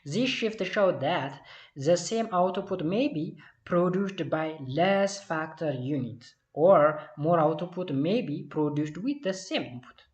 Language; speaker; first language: English; non-native, local second language; Amharic